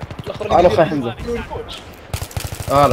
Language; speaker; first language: Arabic; native; Arabic